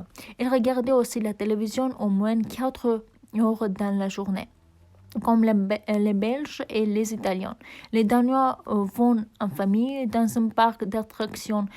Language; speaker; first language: French; non-native, learner; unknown